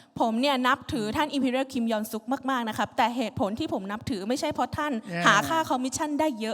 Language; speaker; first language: Thai; native; Thai